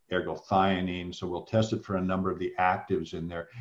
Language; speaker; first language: English; native; English